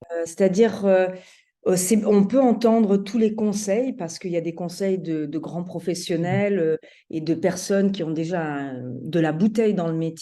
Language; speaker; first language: French; native; French